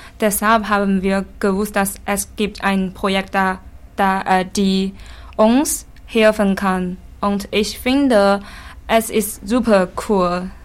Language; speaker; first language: German; non-native, learner; Chinese